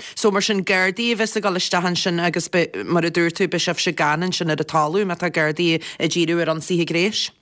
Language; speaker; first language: Irish; native; Irish